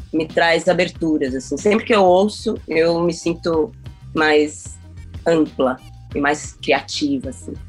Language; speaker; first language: Portuguese; native; Portuguese